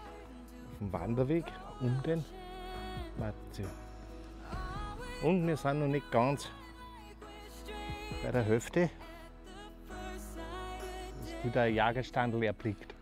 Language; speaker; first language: German; native; German